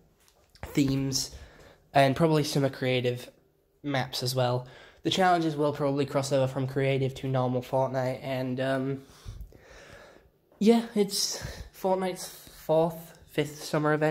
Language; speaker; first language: English; native; English